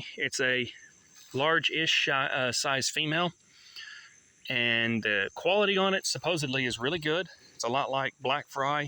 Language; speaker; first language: English; native; English